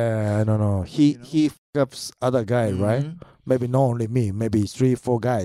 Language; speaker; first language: English; non-native, learner; Japanese